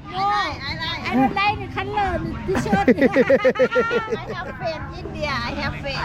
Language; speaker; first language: English; non-native, learner; Thai